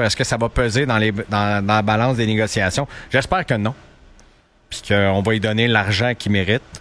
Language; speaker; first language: French; native; French